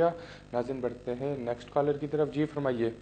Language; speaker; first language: Urdu; native; Urdu